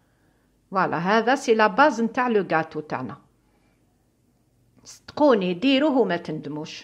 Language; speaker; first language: Arabic; native; Arabic